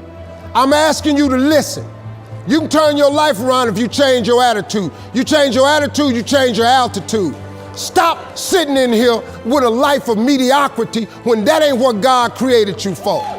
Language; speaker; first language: English; native; English